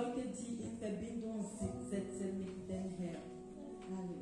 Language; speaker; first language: German; non-native, fluent; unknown